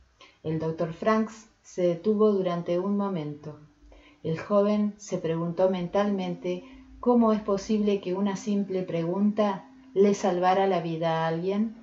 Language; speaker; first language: Spanish; native; Spanish